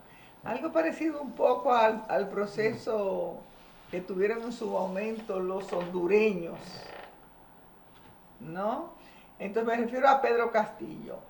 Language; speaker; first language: Spanish; native; Spanish